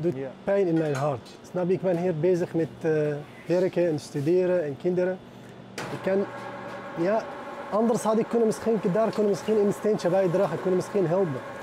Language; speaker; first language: Dutch; non-native, fluent; Arabic